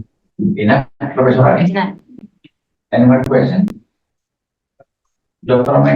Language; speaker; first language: English; non-native, learner; Indonesian